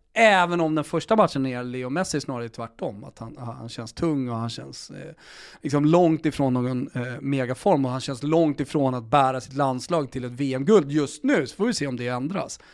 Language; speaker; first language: Swedish; native; Swedish